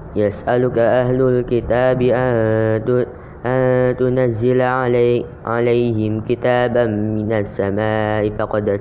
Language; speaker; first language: Arabic; non-native, learner; Indonesian